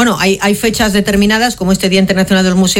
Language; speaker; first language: Spanish; native; Spanish